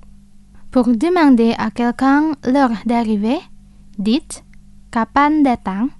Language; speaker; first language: French; non-native, fluent; Indonesian